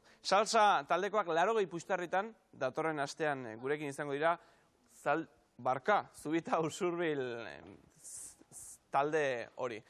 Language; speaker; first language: Basque; native; Basque